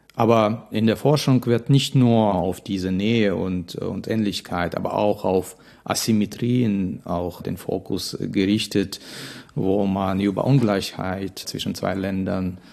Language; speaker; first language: German; non-native, fluent; Ukrainian